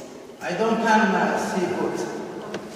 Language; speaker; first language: English; non-native, learner; Somali